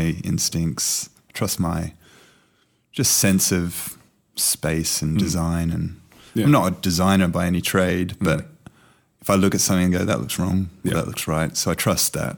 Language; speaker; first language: English; native; English